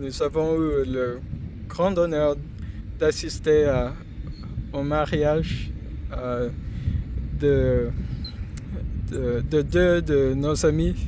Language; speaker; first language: French; non-native, fluent; English